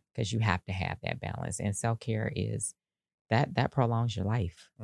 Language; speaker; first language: English; native; English